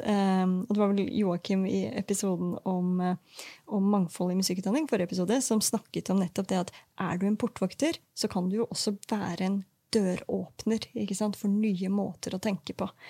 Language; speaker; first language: Norwegian; native; Norwegian